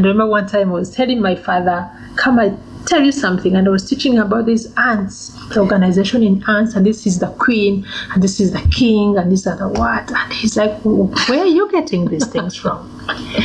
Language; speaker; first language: English; non-native, local second language; Kinyarwanda